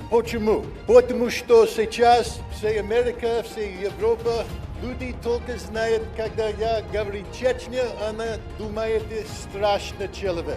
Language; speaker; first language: Russian; non-native, learner; English